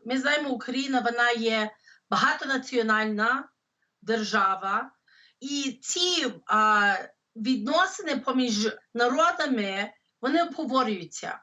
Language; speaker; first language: Ukrainian; early bilingual, heritage; English